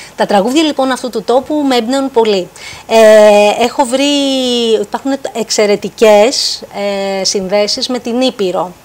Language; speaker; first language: Greek; native; Greek